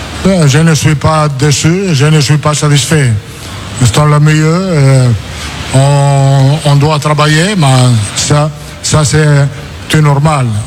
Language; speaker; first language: French; non-native, learner; Italian